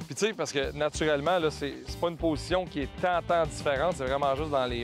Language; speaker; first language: French; native; French